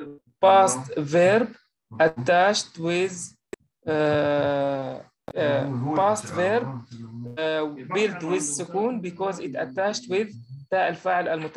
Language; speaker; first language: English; non-native, learner; Arabic